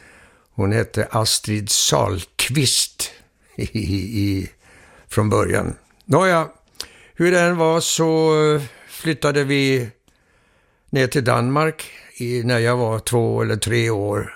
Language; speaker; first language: Swedish; early bilingual, heritage; Swedish